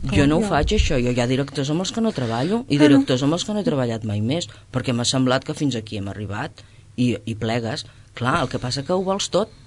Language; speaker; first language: Catalan; native; Catalan